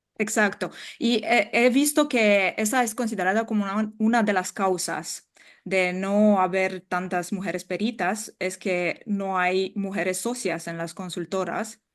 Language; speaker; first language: Spanish; non-native, fluent; French